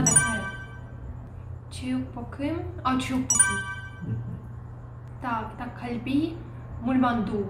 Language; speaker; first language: Russian; native; Russian